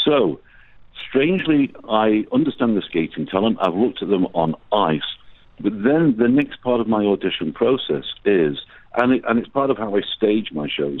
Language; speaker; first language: English; native; English